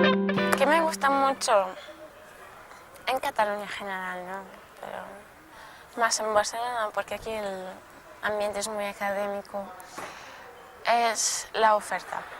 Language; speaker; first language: Spanish; non-native, local second language; Portuguese